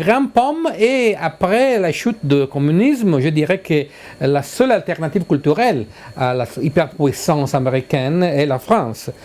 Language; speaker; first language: French; non-native, learner; Italian